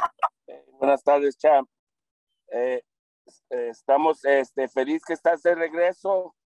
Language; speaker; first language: Spanish; native; Spanish